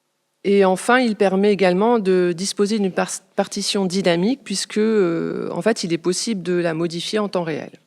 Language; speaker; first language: French; native; French